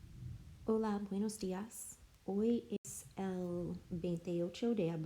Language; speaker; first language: Spanish; non-native, fluent; English